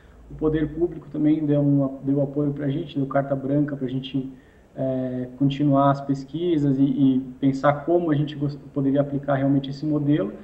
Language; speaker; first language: Portuguese; native; Portuguese